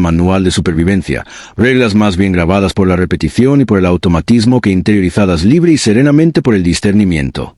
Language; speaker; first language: Spanish; native; Spanish